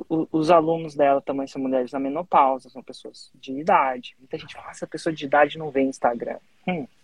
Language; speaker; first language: Portuguese; native; Portuguese